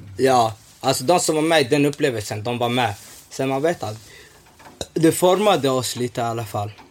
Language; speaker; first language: Swedish; early bilingual, other home language; Somali